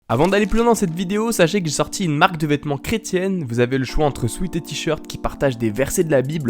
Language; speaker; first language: French; native; French